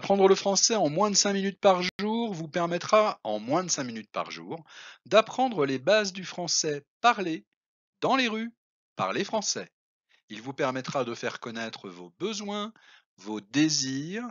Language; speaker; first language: French; non-native, fluent; Spanish